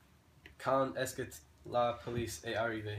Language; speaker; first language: French; non-native, learner; English